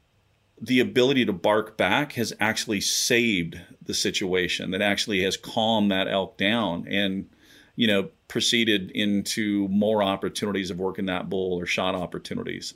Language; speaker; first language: English; native; English